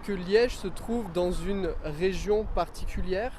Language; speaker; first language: French; native; French